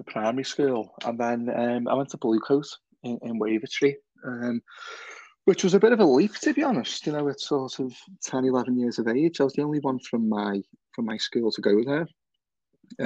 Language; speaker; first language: English; native; English